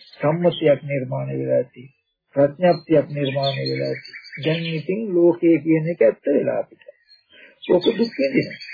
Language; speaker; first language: Sinhala; native; Sinhala